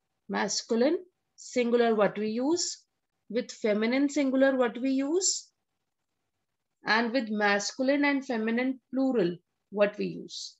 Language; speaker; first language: English; non-native, local second language; Hindi